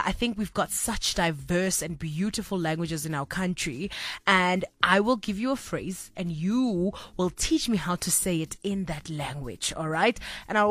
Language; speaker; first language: English; non-native, local second language; Tswana